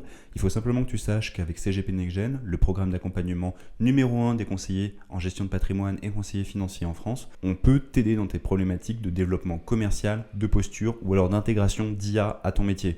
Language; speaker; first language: French; native; French